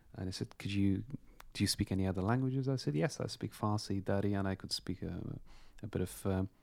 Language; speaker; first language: English; non-native, fluent; Persian